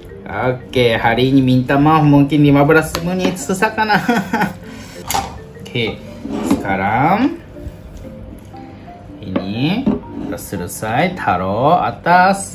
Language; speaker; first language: Indonesian; non-native, learner; Japanese